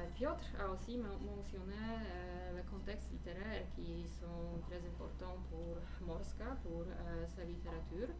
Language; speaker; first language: French; non-native, fluent; Polish